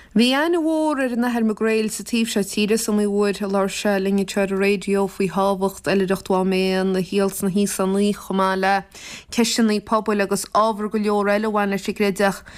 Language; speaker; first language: Irish; native; Irish